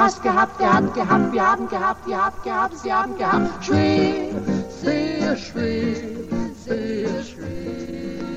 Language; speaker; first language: German; non-native, fluent; Swedish